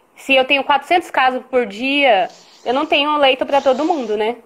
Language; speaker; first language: Portuguese; native; Portuguese